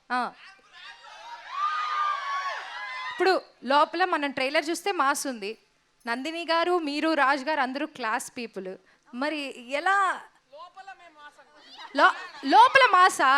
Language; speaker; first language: Telugu; native; Telugu